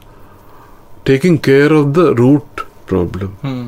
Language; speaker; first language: English; non-native, local second language; Malayalam